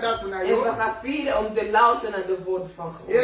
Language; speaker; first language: Dutch; non-native, learner; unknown